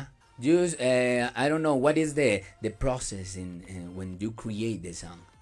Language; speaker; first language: English; non-native, learner; Spanish